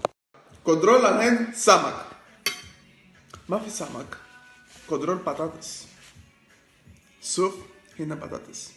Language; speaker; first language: Arabic; non-native, learner; Greek